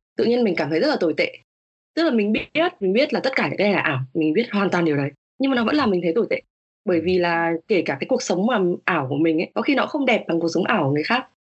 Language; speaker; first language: Vietnamese; native; Vietnamese